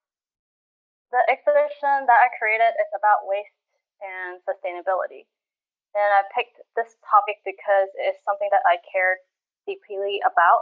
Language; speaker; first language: English; non-native, local second language; Cantonese